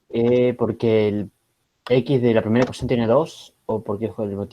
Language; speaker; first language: Spanish; native; Spanish